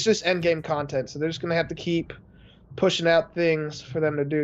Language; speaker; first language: English; native; English